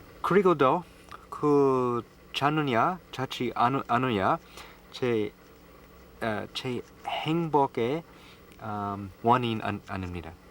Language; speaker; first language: Korean; non-native, learner; English